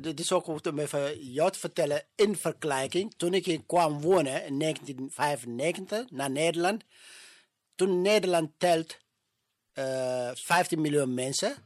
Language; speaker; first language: Dutch; non-native, fluent; Amharic